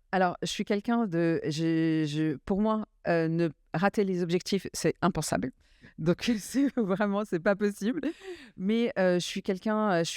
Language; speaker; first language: French; early bilingual, other home language; Arabic